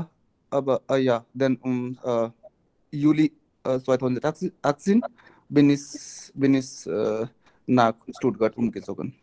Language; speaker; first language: German; non-native, learner; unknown